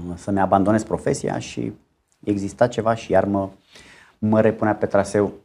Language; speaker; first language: Romanian; native; Romanian